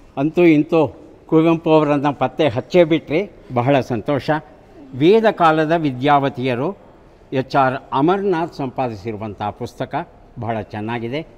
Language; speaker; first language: Kannada; native; Kannada